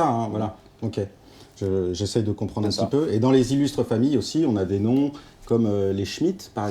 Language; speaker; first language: French; native; French